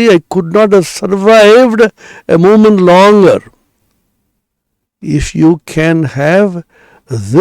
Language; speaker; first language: English; non-native, local second language; Bangla